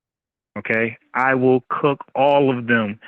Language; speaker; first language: English; native; English